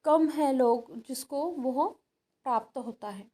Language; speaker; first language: Hindi; non-native, local second language; Marathi